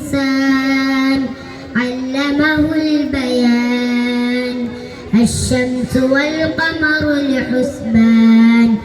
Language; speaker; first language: Arabic; non-native, learner; Malayalam